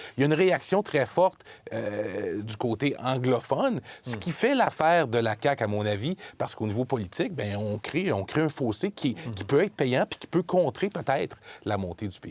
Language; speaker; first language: French; native; French